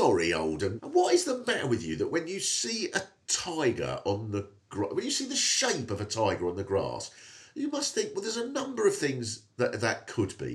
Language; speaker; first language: English; native; English